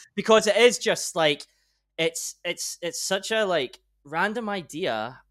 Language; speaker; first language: English; native; English